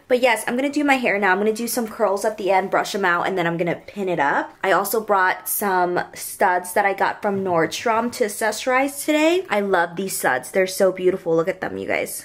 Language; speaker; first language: English; early bilingual, other home language; Vietnamese